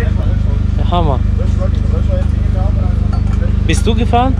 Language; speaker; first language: German; non-native, fluent; Russian